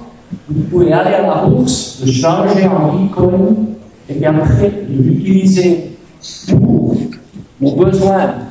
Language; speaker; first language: French; non-native, fluent; German